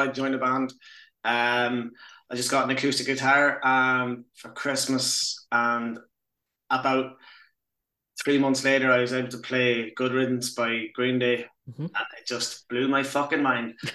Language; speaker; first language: English; native; English